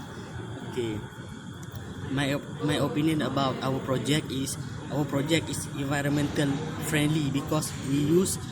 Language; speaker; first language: English; non-native, learner; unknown